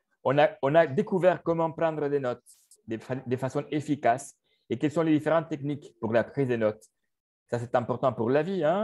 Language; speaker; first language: French; non-native, fluent; Spanish